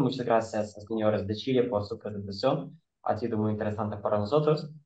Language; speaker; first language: Spanish; non-native, fluent; Ukrainian